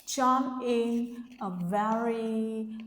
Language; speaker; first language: English; non-native, learner; Vietnamese